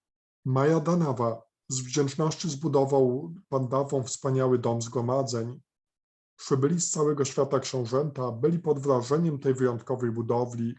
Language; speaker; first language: Polish; native; Polish